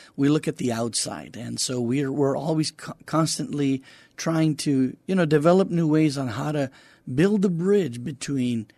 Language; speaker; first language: English; native; English